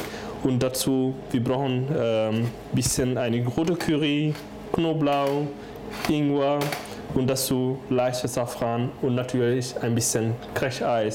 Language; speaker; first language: German; non-native, fluent; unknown